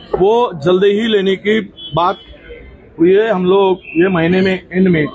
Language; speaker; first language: Hindi; non-native, local second language; Marathi